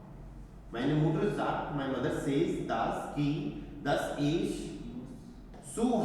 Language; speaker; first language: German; non-native, fluent; Hindi